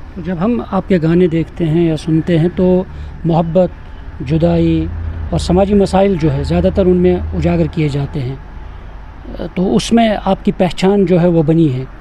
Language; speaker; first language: Hindi; non-native, local second language; Kashmiri